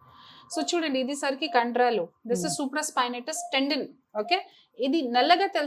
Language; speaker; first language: Telugu; non-native, local second language; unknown